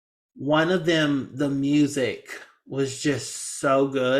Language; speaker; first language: English; native; English